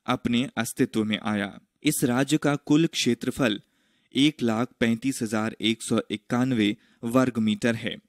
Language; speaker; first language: Hindi; native; Hindi